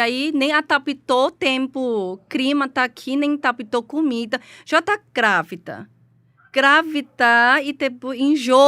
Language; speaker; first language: Portuguese; non-native, learner; Chinese